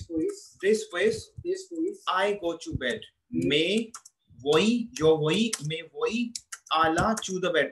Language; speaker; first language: Spanish; non-native, fluent; Hindi